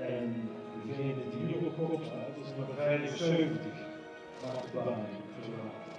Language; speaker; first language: Dutch; native; Dutch